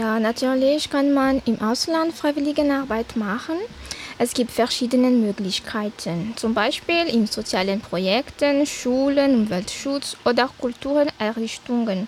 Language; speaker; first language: German; non-native, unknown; Malagasy